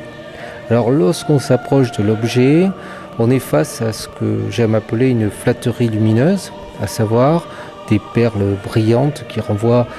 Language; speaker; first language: French; native; French